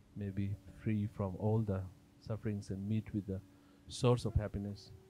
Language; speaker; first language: English; non-native, fluent; Tibetan